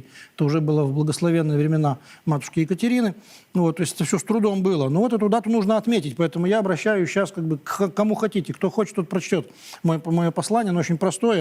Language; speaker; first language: Russian; native; Russian